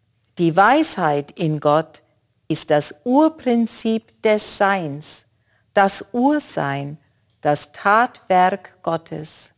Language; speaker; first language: German; native; German